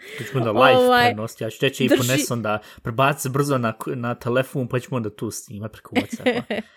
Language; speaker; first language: Bosnian; early bilingual, heritage; Bosnian